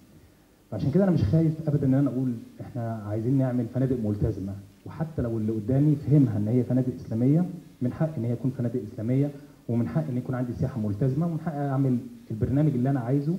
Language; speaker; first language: Arabic; native; Arabic